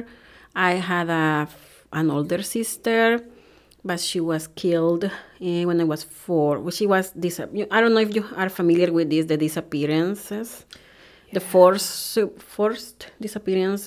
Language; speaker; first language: English; non-native, fluent; Spanish